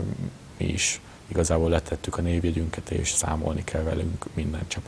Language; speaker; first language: Hungarian; native; Hungarian